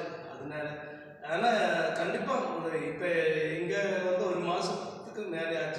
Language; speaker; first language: Tamil; non-native, local second language; Malayalam